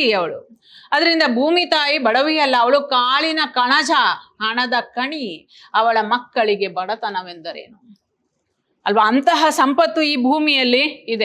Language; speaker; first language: Kannada; native; Kannada